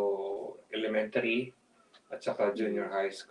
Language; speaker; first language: English; non-native, local second language; Filipino